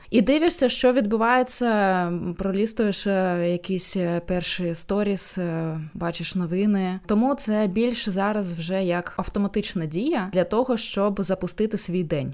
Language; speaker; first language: Ukrainian; non-native, local second language; Russian